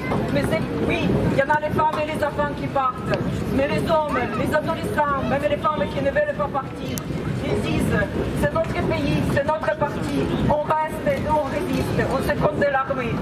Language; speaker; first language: French; non-native, fluent; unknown